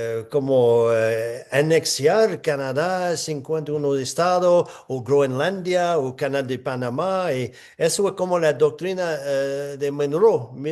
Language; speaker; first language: Spanish; non-native, fluent; English